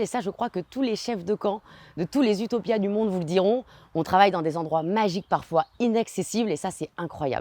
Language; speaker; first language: French; native; French